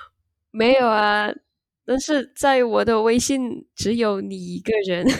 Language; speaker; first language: Chinese; non-native, learner; Indonesian